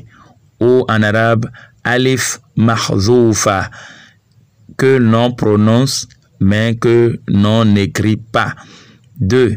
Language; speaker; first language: French; non-native, local second language; Fon